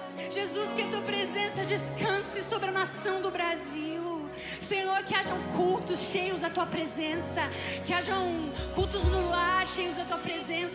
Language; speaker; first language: Portuguese; native; Portuguese